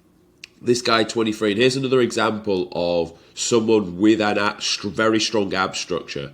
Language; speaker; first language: English; native; English